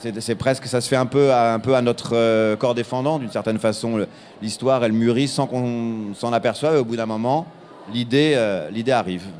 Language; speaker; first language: French; native; French